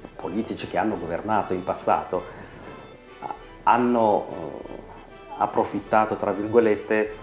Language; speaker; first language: Italian; non-native, fluent; Tigrinya